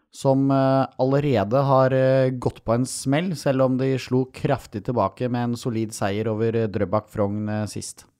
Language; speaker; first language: Norwegian; native; Norwegian